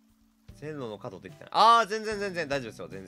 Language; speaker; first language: Japanese; native; Japanese